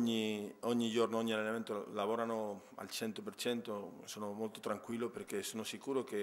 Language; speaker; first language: Italian; non-native, fluent; Spanish